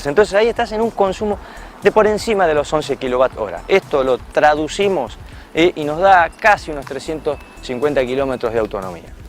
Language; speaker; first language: Spanish; native; Spanish